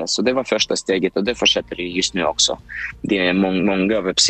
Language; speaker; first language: Swedish; non-native, fluent; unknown